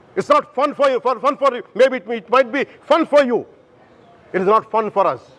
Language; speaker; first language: English; non-native, local second language; Telugu